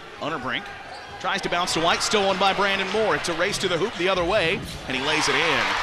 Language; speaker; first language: English; native; English